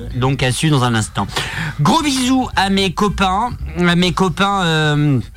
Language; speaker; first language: French; native; French